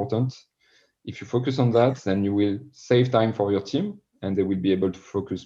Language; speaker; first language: English; non-native, fluent; French